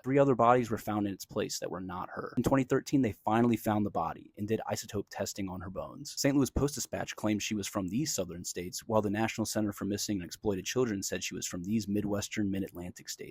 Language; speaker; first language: English; native; English